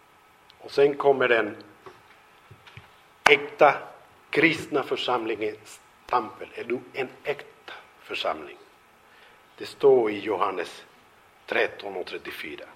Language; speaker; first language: Swedish; non-native, fluent; Spanish